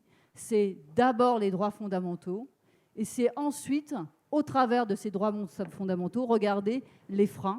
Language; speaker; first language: French; native; French